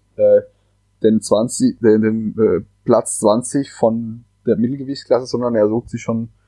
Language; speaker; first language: German; non-native, fluent; Spanish